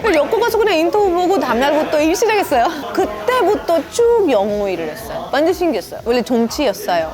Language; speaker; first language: Korean; non-native, fluent; Hindi